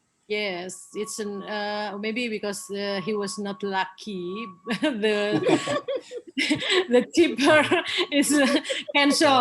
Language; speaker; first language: English; non-native, learner; Indonesian